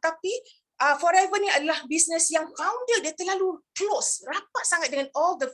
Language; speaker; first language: Malay; native; Malay